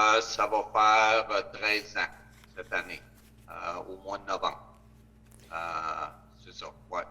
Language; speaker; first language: French; native; French